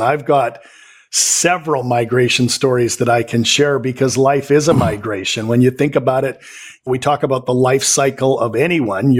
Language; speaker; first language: English; native; English